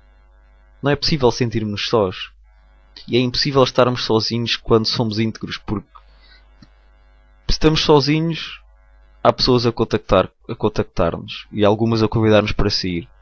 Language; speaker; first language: Portuguese; native; Portuguese